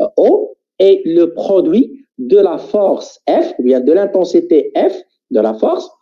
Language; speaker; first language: French; non-native, local second language; Arabic